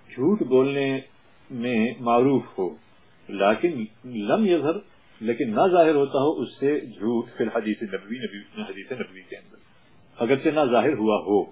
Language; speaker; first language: Urdu; non-native, local second language; Punjabi